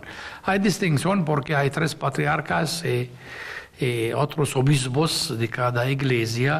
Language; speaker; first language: Spanish; non-native, fluent; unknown